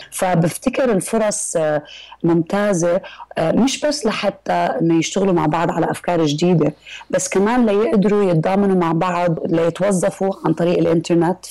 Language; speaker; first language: Arabic; early bilingual, heritage; Arabic